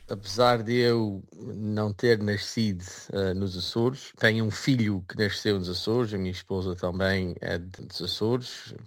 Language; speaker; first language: Portuguese; early bilingual, heritage; Portuguese